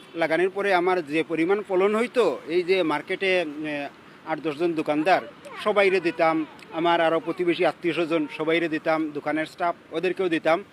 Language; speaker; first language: Bangla; native; Bangla